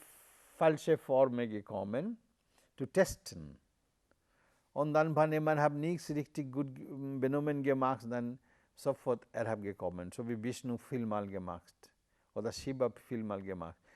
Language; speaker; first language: German; non-native, learner; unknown